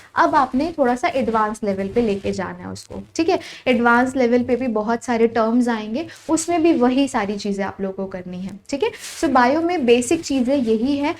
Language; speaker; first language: Hindi; native; Hindi